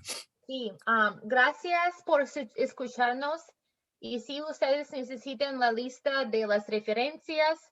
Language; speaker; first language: Spanish; non-native, learner; English